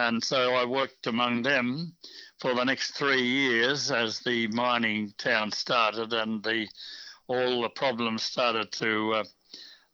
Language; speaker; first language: English; native; English